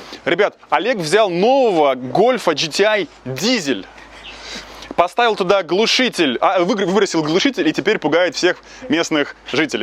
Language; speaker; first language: Russian; native; Russian